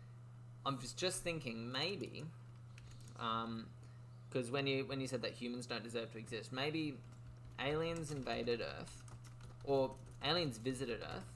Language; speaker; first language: English; native; English